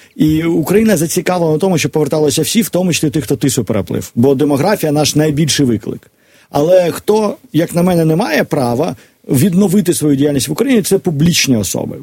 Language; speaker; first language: Ukrainian; non-native, local second language; Russian